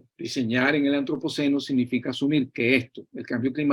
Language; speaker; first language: Spanish; native; Spanish